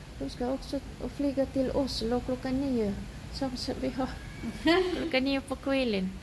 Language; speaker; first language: Norwegian; non-native, fluent; Filipino